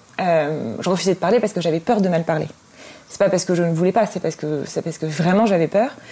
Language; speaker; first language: French; early bilingual, other home language; Arabic